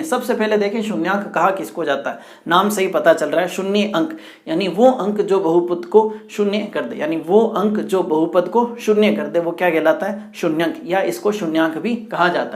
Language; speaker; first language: Hindi; native; Hindi